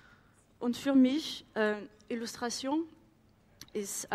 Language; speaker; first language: German; non-native, learner; French